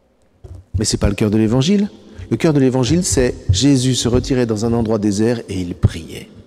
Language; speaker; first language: French; native; French